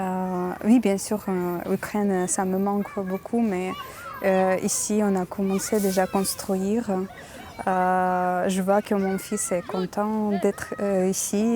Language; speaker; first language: French; non-native, learner; Ukrainian